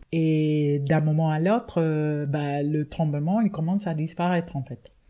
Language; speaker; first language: French; non-native, fluent; Spanish